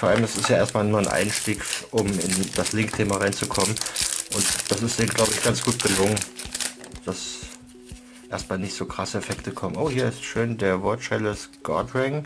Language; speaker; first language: German; native; German